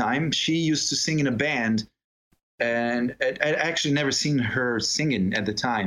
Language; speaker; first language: English; non-native, fluent; Italian